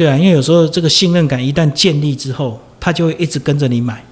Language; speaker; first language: Chinese; native; Chinese